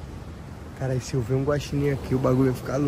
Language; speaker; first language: Portuguese; native; Portuguese